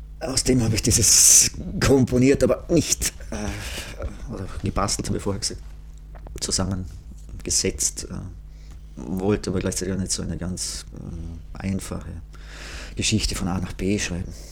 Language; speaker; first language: German; native; German